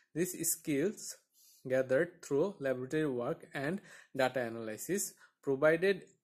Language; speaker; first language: English; non-native, local second language; Bangla